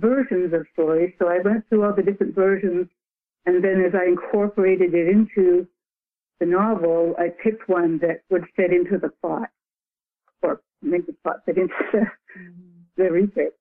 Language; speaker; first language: English; native; English